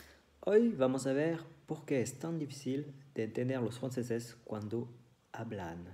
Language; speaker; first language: Spanish; non-native, fluent; French